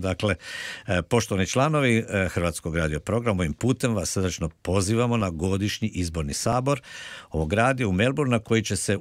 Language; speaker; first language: Croatian; native; Croatian